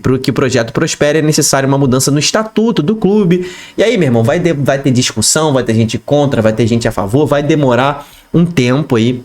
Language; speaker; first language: Portuguese; native; Portuguese